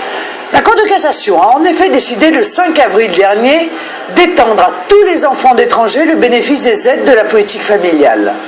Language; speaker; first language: French; native; French